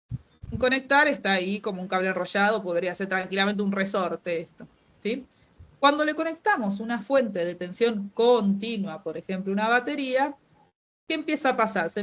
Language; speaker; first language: Spanish; native; Spanish